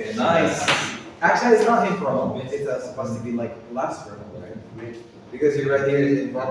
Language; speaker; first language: English; non-native, fluent; Indonesian